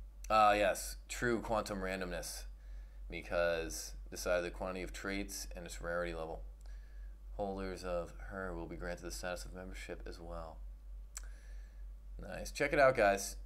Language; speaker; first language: English; native; English